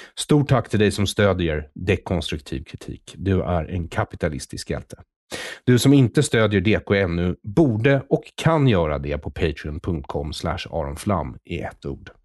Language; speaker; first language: Swedish; native; Swedish